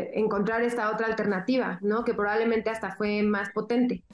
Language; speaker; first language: Spanish; native; Spanish